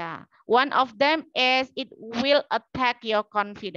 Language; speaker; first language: English; non-native, learner; Indonesian